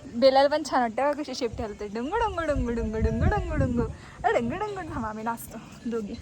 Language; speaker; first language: Hindi; non-native, local second language; Marathi